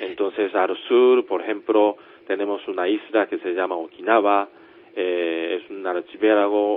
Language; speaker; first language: Spanish; non-native, fluent; Japanese